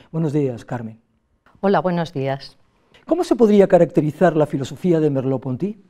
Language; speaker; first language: Spanish; native; Spanish